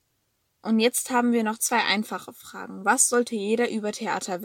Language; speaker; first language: German; native; German